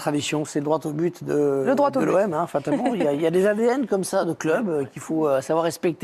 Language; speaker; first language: French; native; French